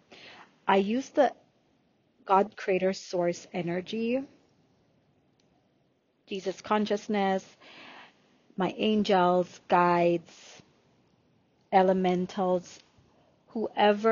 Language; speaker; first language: English; non-native, local second language; Jamaican Creole English